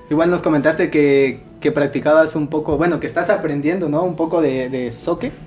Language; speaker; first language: Spanish; native; Spanish